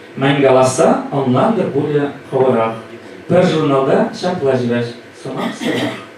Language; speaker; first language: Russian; non-native, local second language; Chuvash